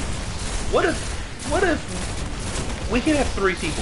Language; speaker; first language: English; native; English